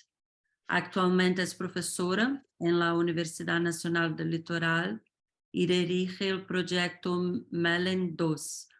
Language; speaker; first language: Spanish; non-native, fluent; Portuguese